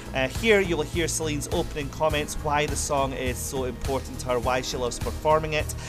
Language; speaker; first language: English; native; English